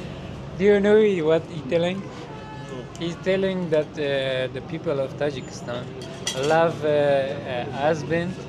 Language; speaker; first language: English; non-native, learner; Persian